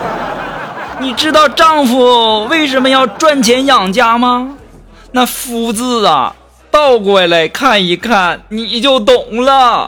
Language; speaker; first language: Chinese; native; Chinese